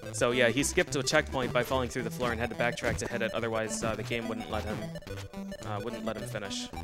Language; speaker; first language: English; native; English